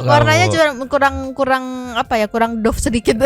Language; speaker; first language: Indonesian; native; Indonesian